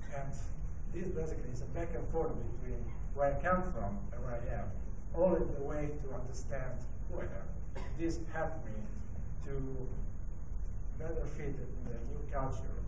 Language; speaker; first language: English; non-native, learner; Italian